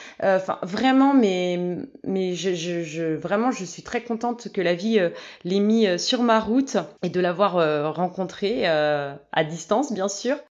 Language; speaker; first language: French; native; French